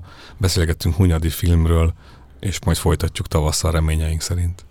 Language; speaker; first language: Hungarian; native; Hungarian